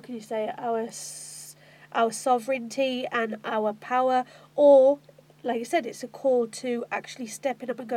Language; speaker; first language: English; native; English